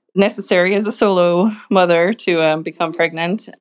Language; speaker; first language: English; native; English